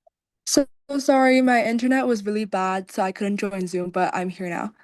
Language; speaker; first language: English; non-native, fluent; Chinese